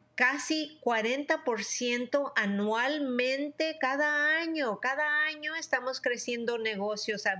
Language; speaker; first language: Spanish; early bilingual, heritage; Spanish